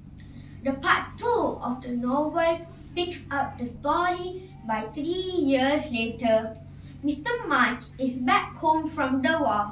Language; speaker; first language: English; non-native, learner; Malay